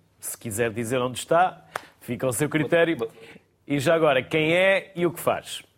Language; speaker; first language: Portuguese; native; Portuguese